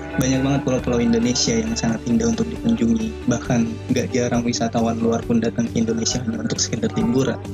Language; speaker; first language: Indonesian; native; Indonesian